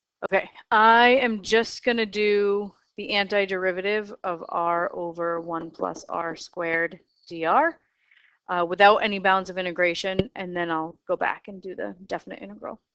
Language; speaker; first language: English; native; English